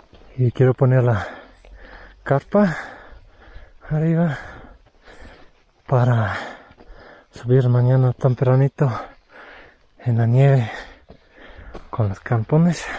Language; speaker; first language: Spanish; non-native, learner; German